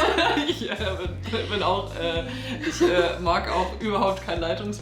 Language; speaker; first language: German; native; German